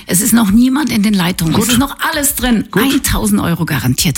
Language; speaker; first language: German; native; German